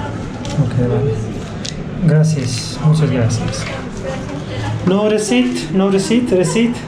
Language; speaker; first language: Spanish; non-native, learner; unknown